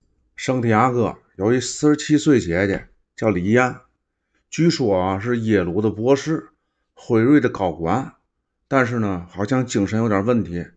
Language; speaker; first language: Chinese; native; Chinese